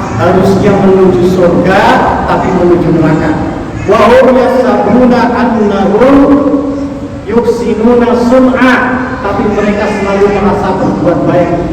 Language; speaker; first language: Indonesian; non-native, local second language; Javanese